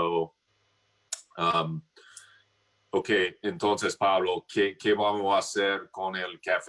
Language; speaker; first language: Spanish; non-native, fluent; English